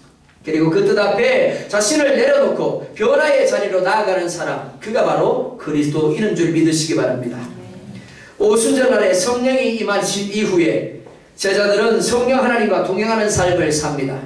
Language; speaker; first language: Korean; native; Korean